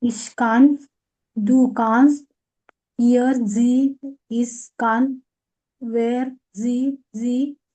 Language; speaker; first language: German; non-native, learner; Marathi